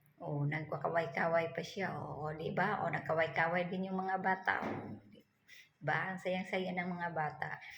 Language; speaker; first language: Filipino; non-native, local second language; Cebuano